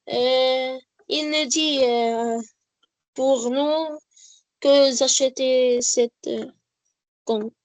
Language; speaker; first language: French; non-native, learner; Arabic